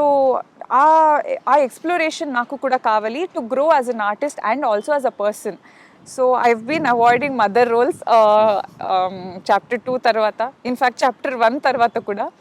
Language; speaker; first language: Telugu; non-native, local second language; Kannada